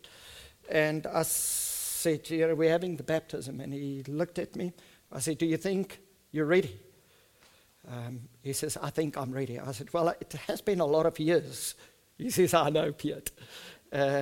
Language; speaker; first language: English; non-native, local second language; Afrikaans